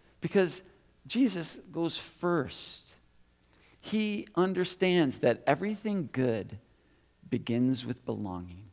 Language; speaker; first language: English; native; English